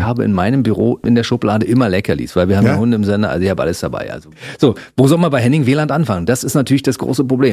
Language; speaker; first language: German; native; German